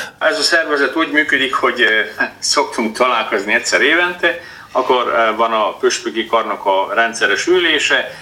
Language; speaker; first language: Hungarian; non-native, local second language; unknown